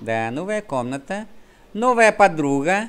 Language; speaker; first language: Russian; non-native, fluent; Vietnamese